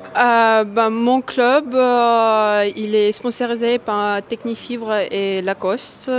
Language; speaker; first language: French; non-native, fluent; Russian